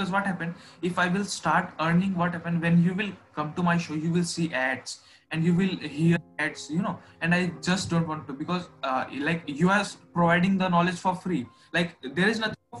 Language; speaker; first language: English; non-native, local second language; Hindi